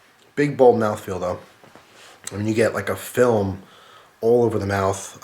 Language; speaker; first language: English; native; English